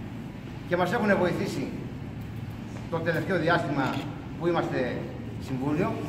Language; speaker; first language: Greek; native; Greek